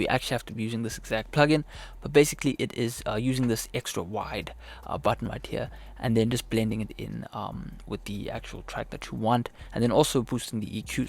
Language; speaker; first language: English; native; English